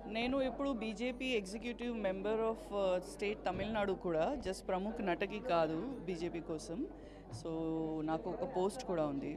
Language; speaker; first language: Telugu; non-native, learner; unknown